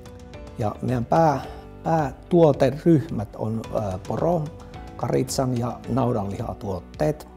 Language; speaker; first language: Finnish; native; Finnish